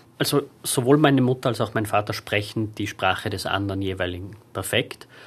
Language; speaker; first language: German; native; German